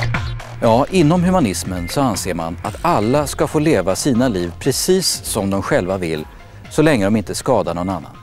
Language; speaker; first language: Swedish; native; Swedish